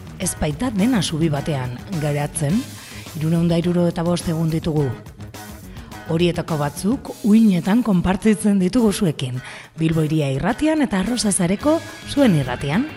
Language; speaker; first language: Basque; native; Basque